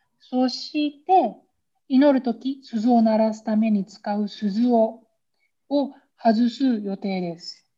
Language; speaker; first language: Japanese; native; Japanese